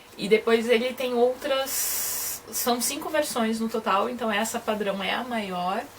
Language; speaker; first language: Portuguese; native; Portuguese